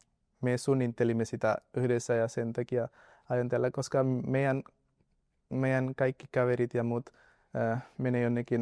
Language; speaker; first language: Finnish; non-native, learner; Nepali